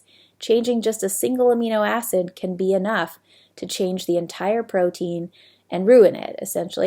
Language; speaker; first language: English; native; English